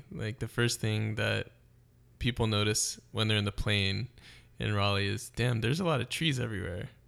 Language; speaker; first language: English; native; English